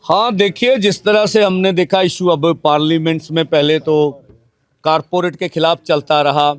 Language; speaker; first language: Hindi; non-native, local second language; Punjabi